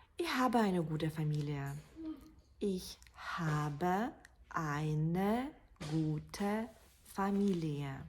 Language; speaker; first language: German; non-native, fluent; Ukrainian